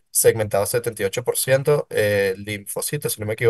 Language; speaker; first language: Spanish; native; Spanish